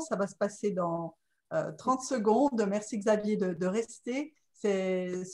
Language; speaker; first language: French; native; French